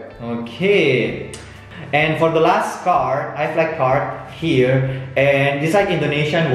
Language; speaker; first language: English; non-native, learner; Indonesian